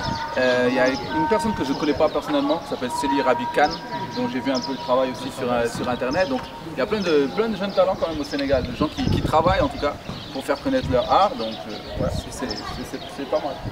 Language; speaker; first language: French; native; French